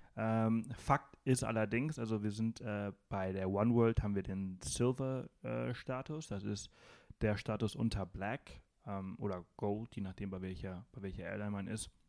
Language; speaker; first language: German; non-native, fluent; Spanish